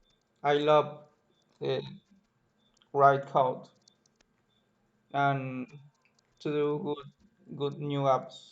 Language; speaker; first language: English; non-native, learner; Spanish